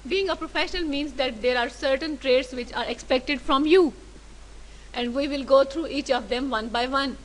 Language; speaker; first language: English; non-native, local second language; Urdu